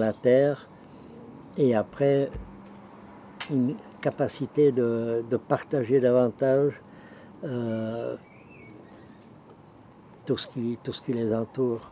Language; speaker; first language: French; non-native, fluent; Czech